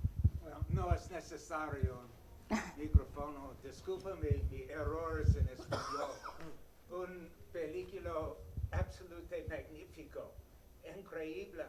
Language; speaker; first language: Spanish; non-native, learner; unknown